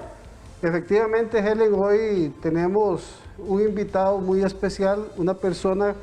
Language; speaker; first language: Spanish; native; Spanish